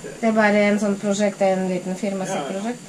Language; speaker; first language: Norwegian; non-native, fluent; Russian